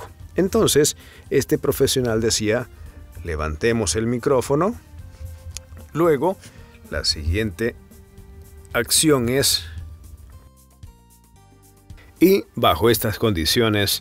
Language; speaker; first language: Spanish; native; Spanish